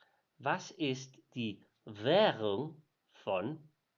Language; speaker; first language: German; non-native, learner; English